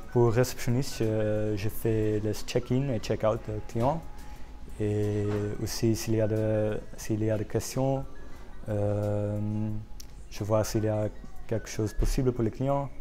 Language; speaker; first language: French; non-native, learner; Dutch